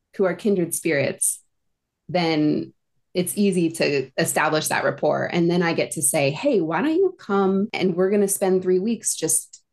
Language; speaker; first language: English; native; English